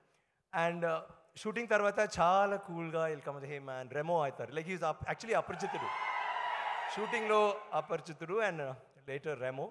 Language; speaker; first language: Telugu; non-native, learner; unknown